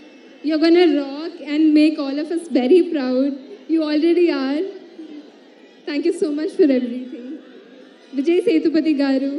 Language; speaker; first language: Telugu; non-native, fluent; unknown